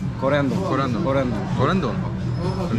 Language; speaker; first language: Russian; non-native, learner; Turkish